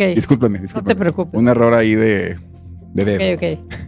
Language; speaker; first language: Spanish; native; Spanish